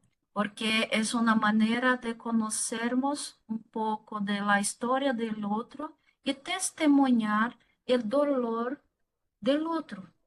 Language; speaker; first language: Spanish; non-native, fluent; Portuguese